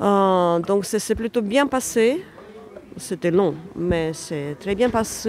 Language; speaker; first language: French; non-native, fluent; Ukrainian